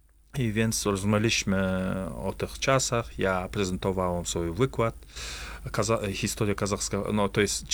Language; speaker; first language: Polish; non-native, fluent; Russian